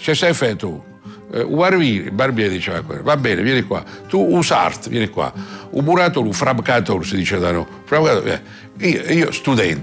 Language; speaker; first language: Italian; native; Italian